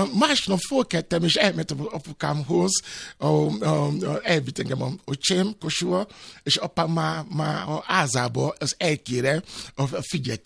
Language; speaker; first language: Hungarian; non-native, learner; Yoruba